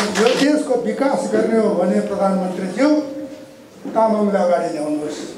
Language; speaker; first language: Nepali; non-native, local second language; Eastern Tamang